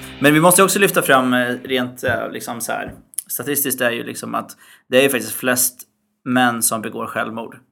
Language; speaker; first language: Swedish; early bilingual, other home language; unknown